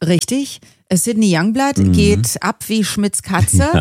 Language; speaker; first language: German; native; German